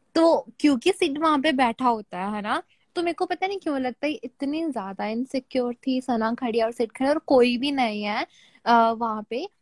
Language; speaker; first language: Hindi; native; Hindi